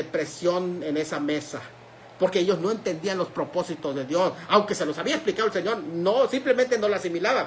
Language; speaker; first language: Spanish; native; Spanish